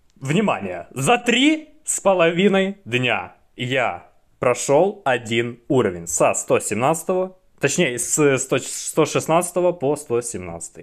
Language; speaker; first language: Russian; native; Russian